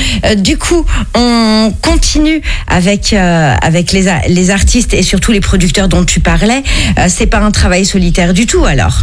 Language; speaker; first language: French; native; French